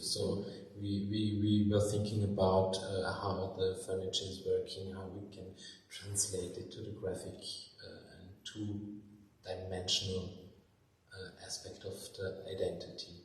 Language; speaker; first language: English; non-native, fluent; German